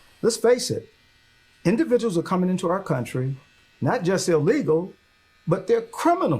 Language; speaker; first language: English; native; English